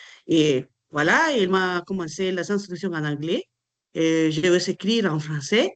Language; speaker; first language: French; non-native, fluent; Spanish